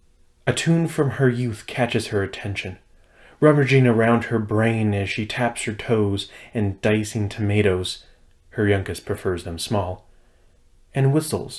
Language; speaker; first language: English; native; English